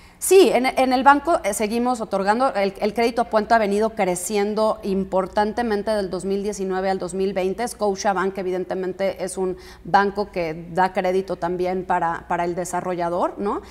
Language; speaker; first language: Spanish; native; Spanish